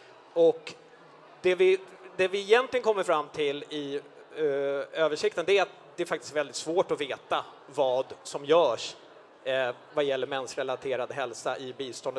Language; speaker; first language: Swedish; native; Swedish